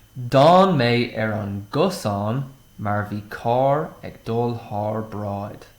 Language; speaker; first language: Irish; non-native, local second language; English